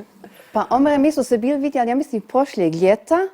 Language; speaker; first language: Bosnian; early bilingual, heritage; Bosnian